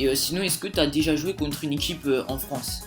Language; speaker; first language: French; native; French